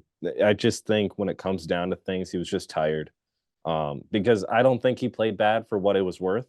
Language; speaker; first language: English; native; English